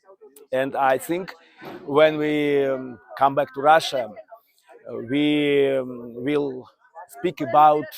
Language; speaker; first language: English; non-native, learner; Russian